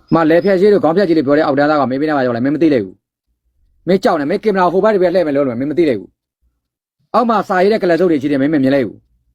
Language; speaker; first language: Burmese; native; Burmese